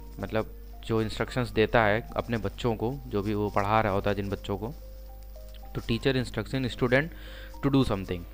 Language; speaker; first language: Hindi; native; Hindi